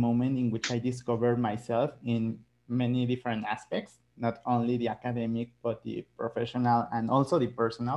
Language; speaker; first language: English; non-native, fluent; Spanish